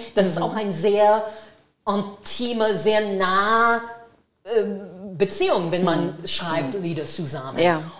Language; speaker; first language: German; non-native, fluent; English